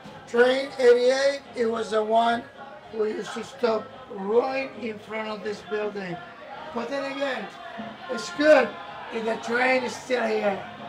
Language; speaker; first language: English; non-native, local second language; Spanish